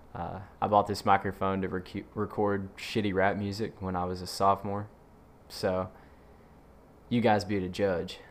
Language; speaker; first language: English; native; English